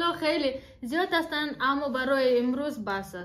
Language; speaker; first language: Persian; non-native, learner; German